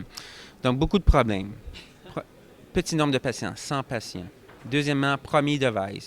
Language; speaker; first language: French; native; French